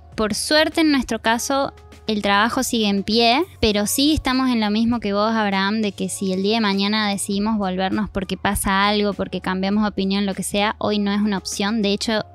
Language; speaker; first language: Spanish; native; Spanish